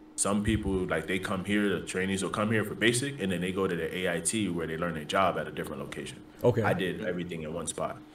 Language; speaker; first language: English; native; English